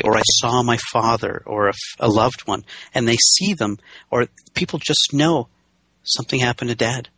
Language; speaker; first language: English; native; English